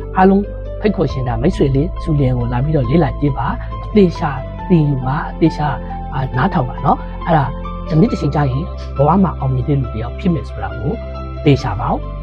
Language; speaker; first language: Burmese; native; Burmese